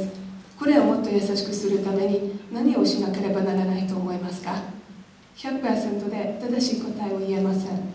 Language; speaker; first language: Japanese; non-native, learner; Hungarian